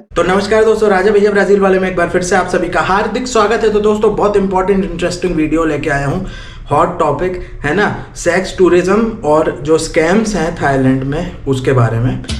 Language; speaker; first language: Hindi; native; Hindi